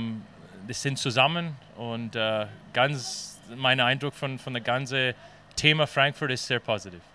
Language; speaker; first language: German; non-native, fluent; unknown